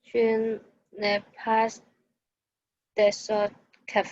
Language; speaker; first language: French; non-native, learner; Cantonese